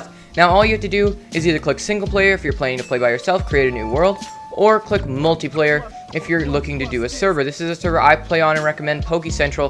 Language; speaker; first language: English; native; English